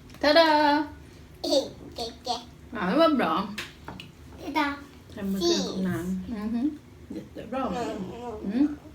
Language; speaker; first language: Swedish; non-native, learner; Thai